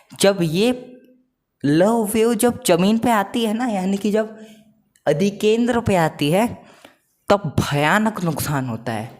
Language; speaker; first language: Hindi; non-native, local second language; Marathi